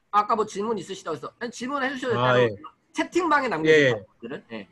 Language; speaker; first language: Korean; native; Korean